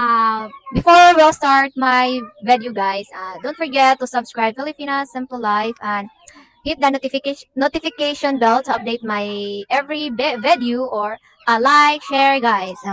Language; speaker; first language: English; non-native, local second language; Cebuano